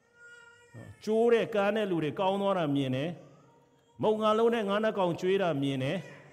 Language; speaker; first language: Burmese; non-native, local second language; Kachin